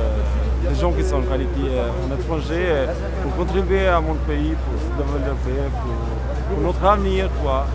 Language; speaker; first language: French; non-native, fluent; Albanian